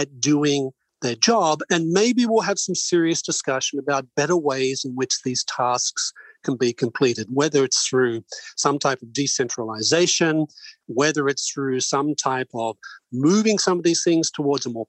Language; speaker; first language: English; native; English